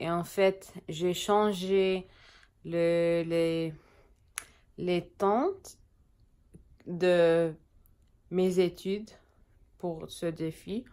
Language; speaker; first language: French; non-native, learner; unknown